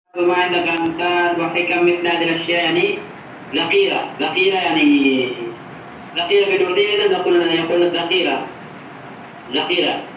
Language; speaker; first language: Arabic; non-native, fluent; Urdu